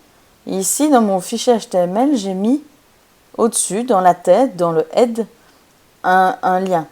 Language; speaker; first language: French; native; French